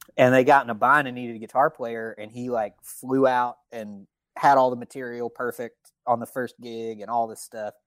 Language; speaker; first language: English; native; English